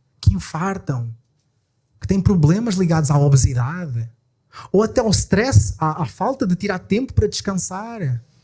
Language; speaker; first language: Portuguese; native; Portuguese